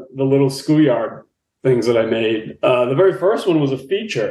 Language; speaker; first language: English; native; English